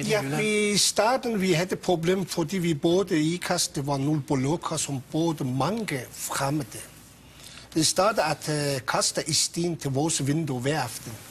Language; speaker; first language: Danish; non-native, fluent; Persian